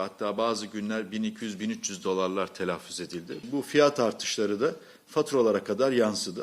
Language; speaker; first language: Turkish; native; Turkish